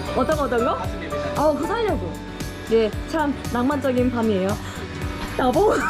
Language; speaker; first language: Korean; native; Korean